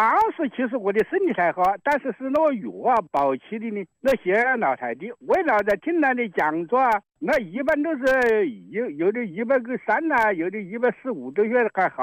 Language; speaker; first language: Chinese; native; Chinese